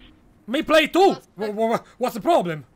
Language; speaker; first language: English; non-native, learner; Italian